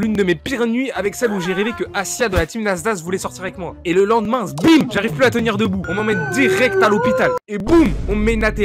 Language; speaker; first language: French; native; French